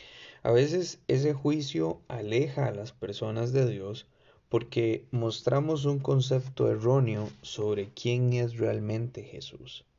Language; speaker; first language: Spanish; native; Spanish